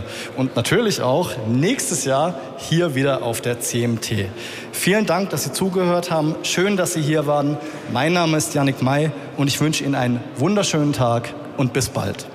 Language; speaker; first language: German; native; German